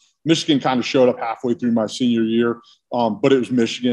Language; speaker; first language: English; native; English